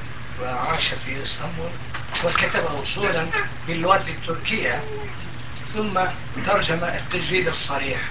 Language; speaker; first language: Arabic; non-native, local second language; Turkish